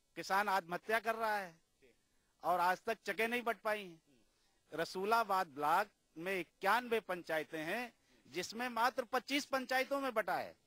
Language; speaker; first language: Hindi; native; Hindi